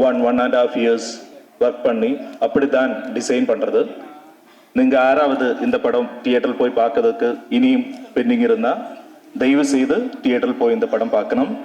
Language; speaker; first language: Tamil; non-native, learner; Malayalam